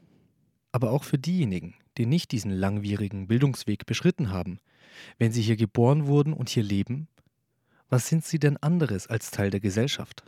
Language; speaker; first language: German; early bilingual, other home language; Turkish